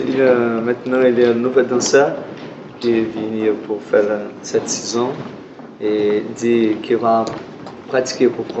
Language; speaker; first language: French; non-native, learner; Portuguese